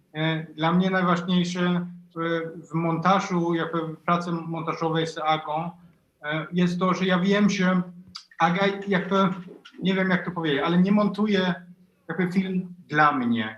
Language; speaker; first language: Polish; non-native, fluent; Swedish